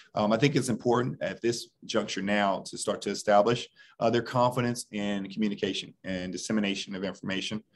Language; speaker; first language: English; native; English